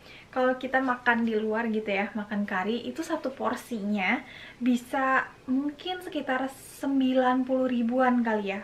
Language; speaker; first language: Indonesian; native; Indonesian